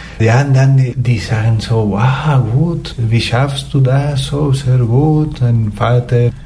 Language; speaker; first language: German; non-native, fluent; Spanish